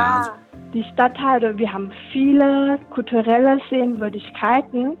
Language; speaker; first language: German; non-native, learner; Thai